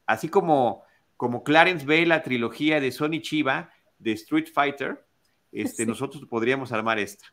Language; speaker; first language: Spanish; native; Spanish